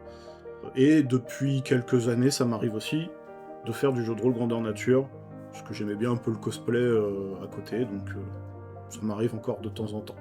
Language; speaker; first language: French; native; French